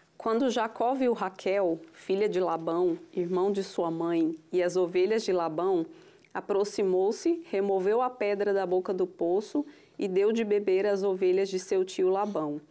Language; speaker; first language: Portuguese; native; Portuguese